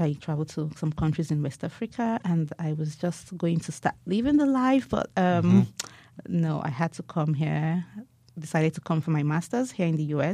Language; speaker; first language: English; non-native, local second language; Igbo